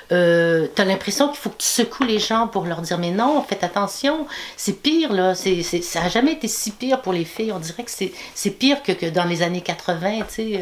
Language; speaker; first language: French; native; French